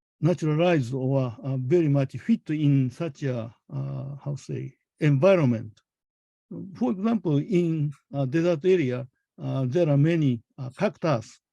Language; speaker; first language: English; non-native, fluent; Japanese